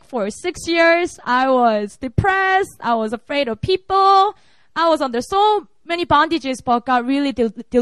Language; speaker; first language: English; non-native, fluent; Korean